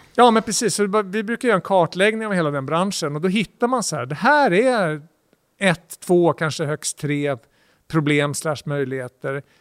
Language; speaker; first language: Swedish; native; Swedish